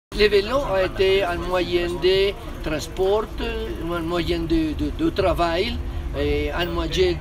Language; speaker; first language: French; non-native, fluent; Spanish